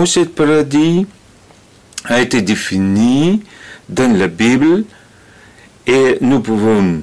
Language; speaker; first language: French; non-native, learner; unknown